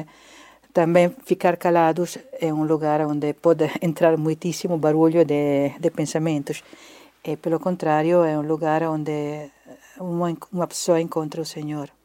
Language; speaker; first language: Portuguese; non-native, fluent; Italian